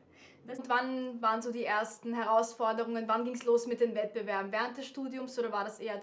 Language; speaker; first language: German; native; German